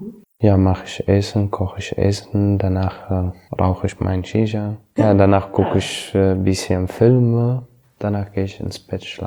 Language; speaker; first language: German; non-native, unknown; Arabic